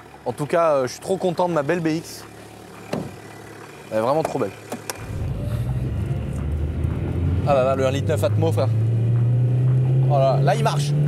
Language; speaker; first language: French; native; French